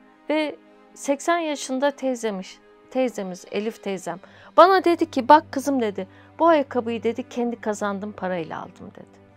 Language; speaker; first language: Turkish; native; Turkish